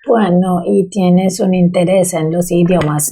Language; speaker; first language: Spanish; non-native, learner; Bangla